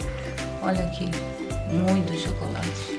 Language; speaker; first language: Portuguese; native; Portuguese